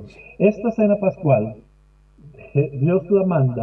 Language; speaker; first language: Spanish; native; Spanish